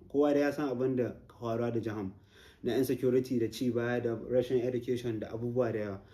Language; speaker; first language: Hausa; native; Hausa